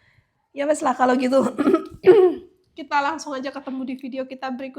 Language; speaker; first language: Indonesian; native; Indonesian